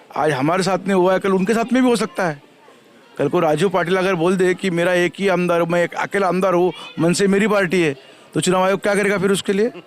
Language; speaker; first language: Hindi; non-native, local second language; Marathi